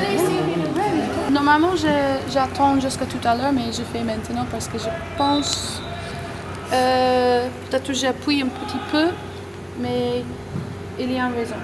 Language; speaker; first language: French; non-native, learner; English